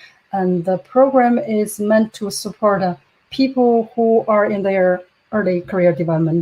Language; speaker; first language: English; non-native, fluent; Chinese